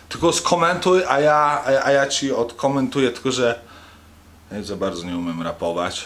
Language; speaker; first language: Polish; early bilingual, heritage; Polish